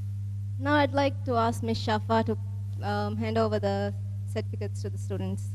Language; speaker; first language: English; non-native, local second language; Divehi